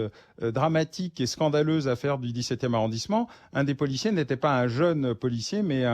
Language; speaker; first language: French; native; French